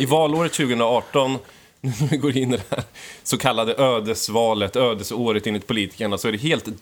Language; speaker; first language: Swedish; native; Swedish